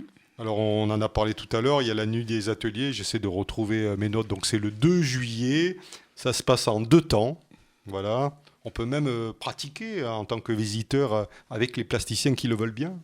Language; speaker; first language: French; native; French